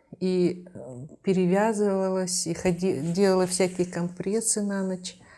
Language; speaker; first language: Russian; native; Russian